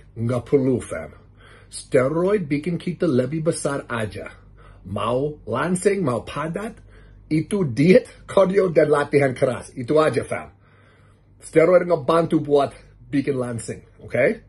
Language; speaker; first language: Indonesian; non-native, learner; English